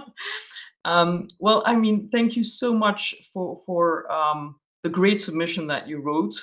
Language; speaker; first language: English; non-native, fluent; Dutch